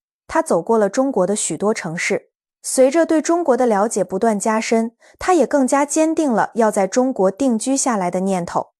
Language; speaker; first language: Chinese; native; Chinese